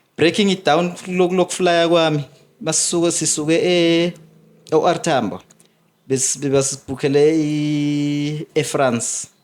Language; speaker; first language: Zulu; non-native, local second language; Swati